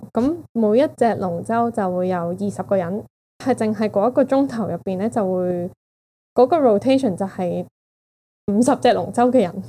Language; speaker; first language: Cantonese; native; Cantonese